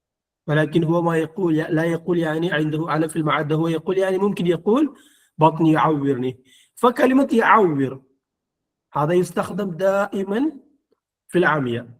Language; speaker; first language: Arabic; non-native, fluent; Malayalam